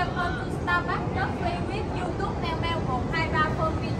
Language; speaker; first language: English; non-native, learner; Vietnamese